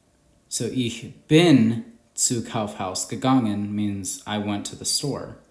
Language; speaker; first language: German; non-native, learner; English